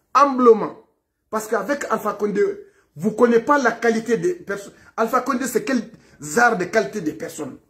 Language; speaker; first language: French; non-native, local second language; Fula